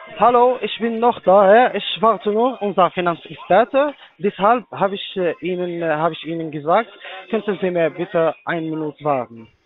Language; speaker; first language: German; non-native, learner; Arabic